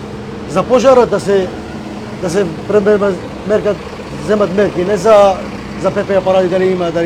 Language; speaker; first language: Macedonian; non-native, local second language; Albanian